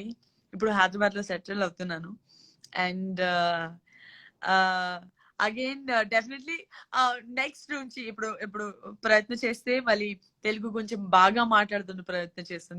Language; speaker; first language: Telugu; non-native, learner; Gujarati